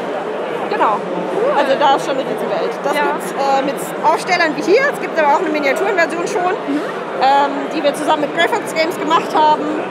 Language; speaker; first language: German; native; German